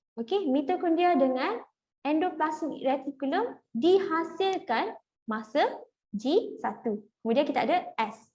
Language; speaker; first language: Malay; native; Malay